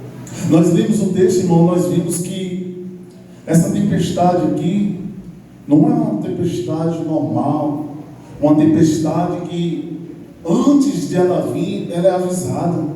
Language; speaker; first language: Portuguese; native; Portuguese